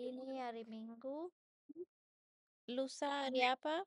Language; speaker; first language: Indonesian; non-native, learner; English